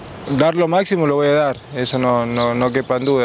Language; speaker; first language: Spanish; native; Spanish